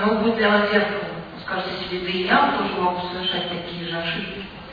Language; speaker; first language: Russian; native; Russian